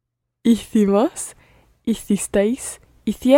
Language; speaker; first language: Spanish; non-native, learner; English